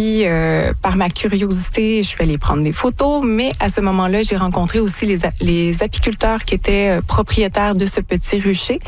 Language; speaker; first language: French; native; French